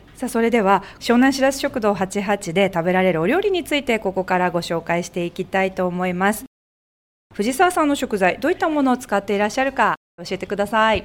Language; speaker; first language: Japanese; native; Japanese